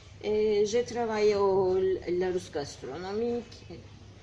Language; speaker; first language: French; non-native, fluent; Turkish